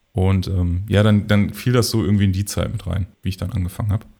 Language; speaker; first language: German; native; German